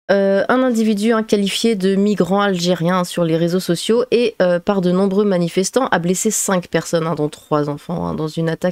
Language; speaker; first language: French; native; French